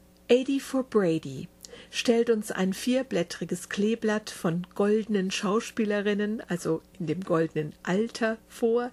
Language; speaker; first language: German; native; German